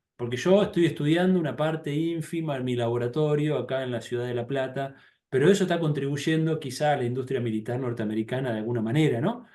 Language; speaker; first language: Spanish; native; Spanish